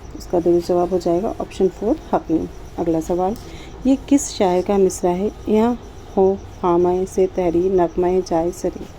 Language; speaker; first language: Urdu; native; Urdu